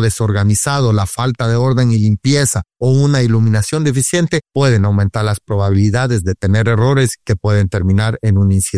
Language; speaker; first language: Spanish; native; Spanish